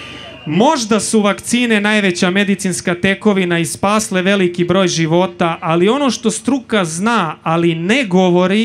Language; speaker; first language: Serbian; native; Serbian